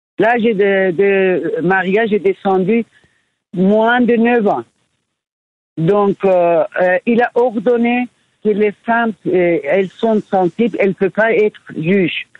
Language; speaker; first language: French; non-native, fluent; Persian